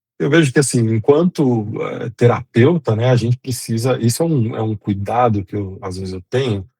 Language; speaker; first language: Portuguese; native; Portuguese